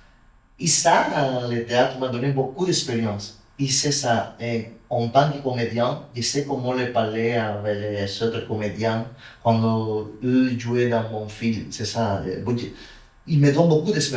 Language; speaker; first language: French; non-native, learner; Spanish